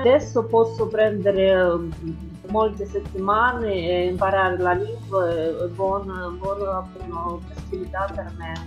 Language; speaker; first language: Italian; non-native, learner; Russian